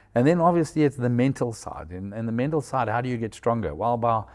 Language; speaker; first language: English; native; English